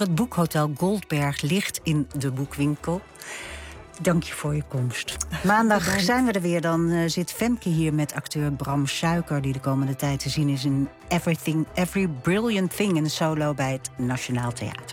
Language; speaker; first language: Dutch; native; Dutch